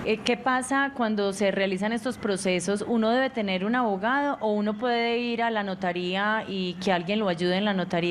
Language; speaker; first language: Spanish; native; Spanish